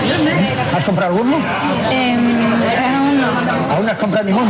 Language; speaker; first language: Spanish; native; Spanish